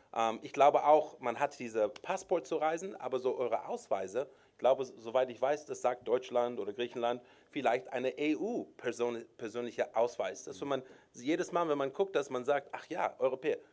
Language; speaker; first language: German; non-native, fluent; English